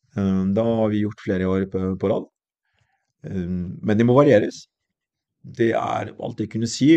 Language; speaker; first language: Norwegian; non-native, fluent; French